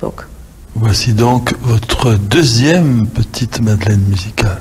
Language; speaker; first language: French; native; French